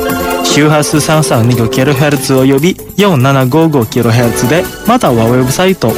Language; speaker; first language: Japanese; non-native, fluent; Indonesian